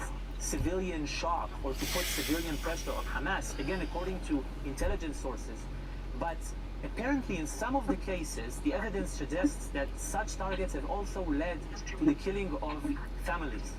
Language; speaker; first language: English; non-native, fluent; Hebrew